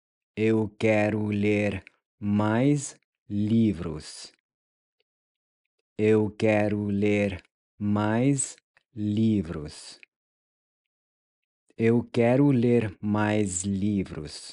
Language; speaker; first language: Portuguese; non-native, fluent; English